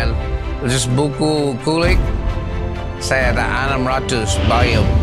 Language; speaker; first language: Indonesian; non-native, learner; English